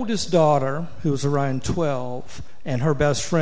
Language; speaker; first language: English; native; English